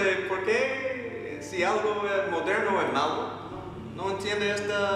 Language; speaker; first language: Spanish; non-native, fluent; English